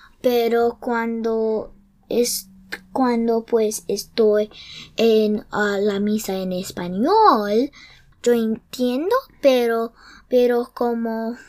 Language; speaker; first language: Spanish; early bilingual, heritage; English